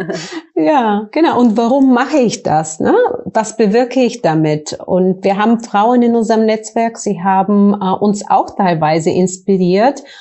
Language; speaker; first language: German; non-native, fluent; Bulgarian